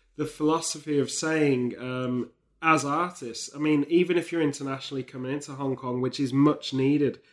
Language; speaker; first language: English; native; English